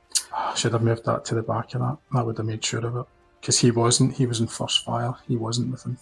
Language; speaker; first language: English; native; English